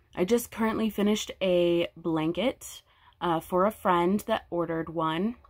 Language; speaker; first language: English; native; English